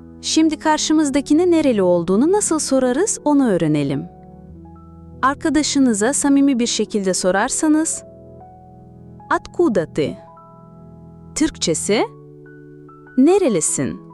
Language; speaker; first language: Turkish; non-native, fluent; Russian